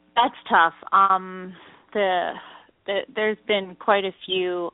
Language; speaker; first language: English; native; English